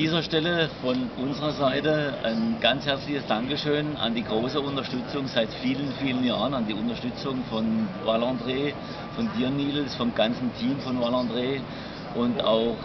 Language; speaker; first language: German; native; German